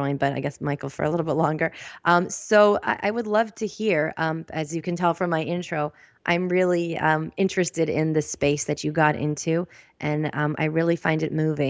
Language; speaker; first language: English; native; English